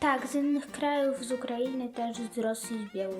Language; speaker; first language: Polish; early bilingual, other home language; Ukrainian